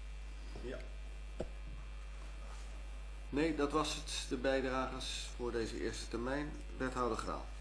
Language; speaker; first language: Dutch; native; Dutch